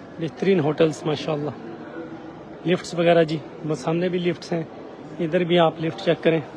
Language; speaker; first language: Urdu; non-native, local second language; Saraiki